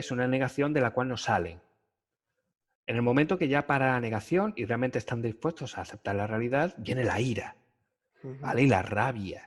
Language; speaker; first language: Spanish; native; Spanish